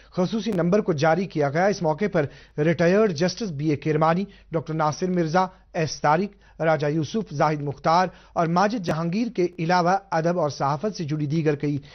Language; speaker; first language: Urdu; non-native, local second language; Kashmiri